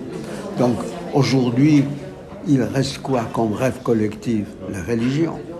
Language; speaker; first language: French; non-native, fluent; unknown